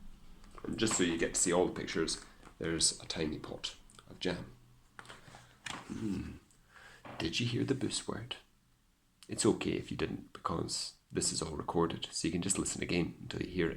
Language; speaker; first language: English; native; English